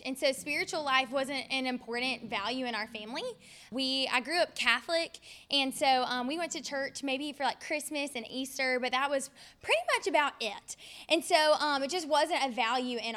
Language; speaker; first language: English; native; English